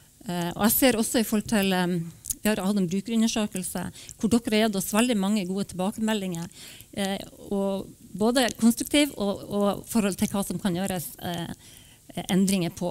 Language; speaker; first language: Norwegian; native; Norwegian